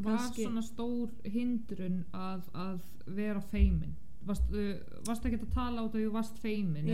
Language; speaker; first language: Icelandic; native; Icelandic